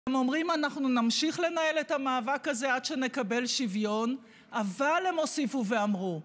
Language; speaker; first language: Hebrew; native; Hebrew